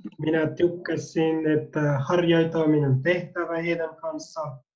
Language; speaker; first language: Finnish; non-native, learner; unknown